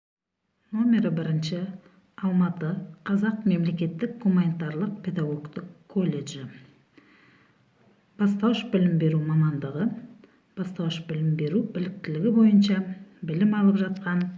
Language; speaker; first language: Kazakh; native; Kazakh